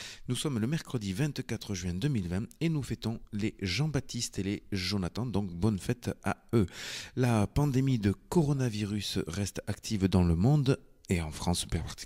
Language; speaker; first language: French; native; French